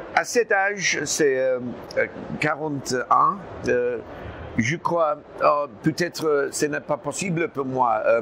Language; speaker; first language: French; non-native, learner; English